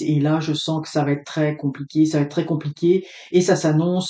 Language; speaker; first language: French; native; French